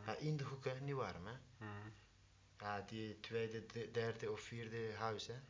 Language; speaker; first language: Dutch; non-native, learner; Turkish